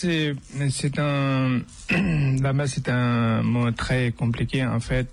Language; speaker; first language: French; non-native, fluent; Tibetan